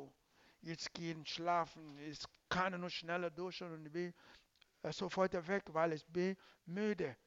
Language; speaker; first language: German; non-native, learner; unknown